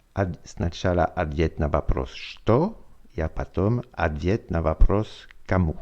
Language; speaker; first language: Russian; non-native, fluent; French